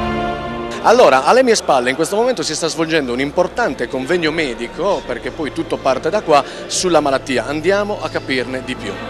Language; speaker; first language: Italian; native; Italian